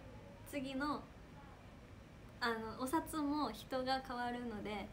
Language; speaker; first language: Japanese; native; Japanese